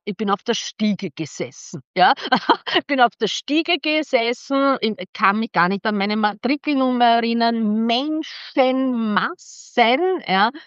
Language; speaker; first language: German; early bilingual, other home language; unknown